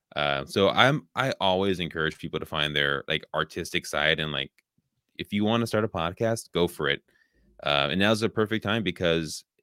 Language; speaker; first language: English; native; English